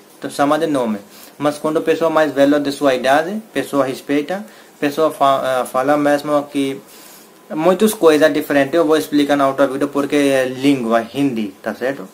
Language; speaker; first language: Portuguese; non-native, learner; Hindi